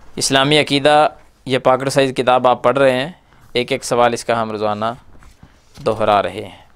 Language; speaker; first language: Urdu; non-native, local second language; Punjabi